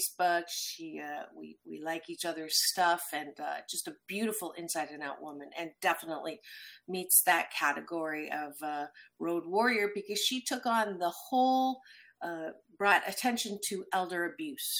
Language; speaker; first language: English; native; English